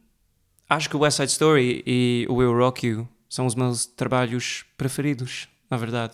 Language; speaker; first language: Portuguese; early bilingual, heritage; Portuguese